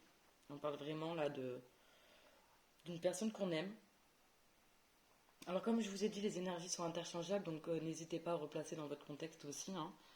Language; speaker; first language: French; native; French